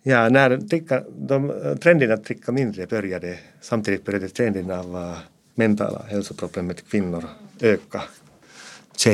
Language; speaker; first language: Swedish; non-native, fluent; Finnish